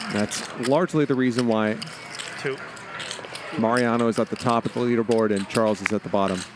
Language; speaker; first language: English; native; English